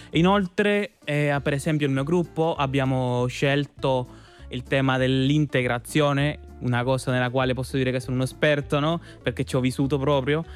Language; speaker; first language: Italian; non-native, fluent; Spanish